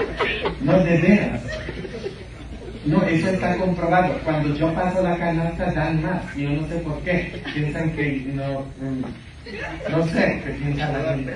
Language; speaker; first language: Spanish; non-native, fluent; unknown